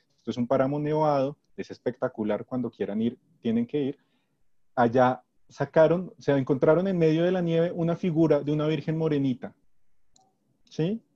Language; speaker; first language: Spanish; native; Spanish